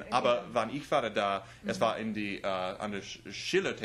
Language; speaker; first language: German; non-native, learner; English